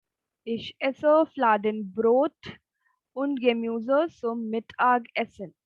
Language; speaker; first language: German; non-native, fluent; Hindi